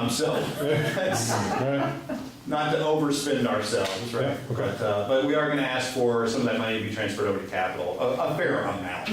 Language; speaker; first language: English; native; English